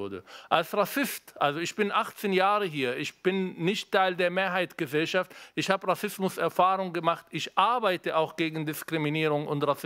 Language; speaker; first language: German; non-native, fluent; Arabic